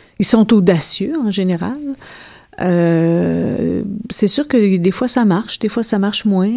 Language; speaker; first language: French; native; French